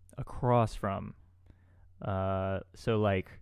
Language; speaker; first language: French; non-native, learner; English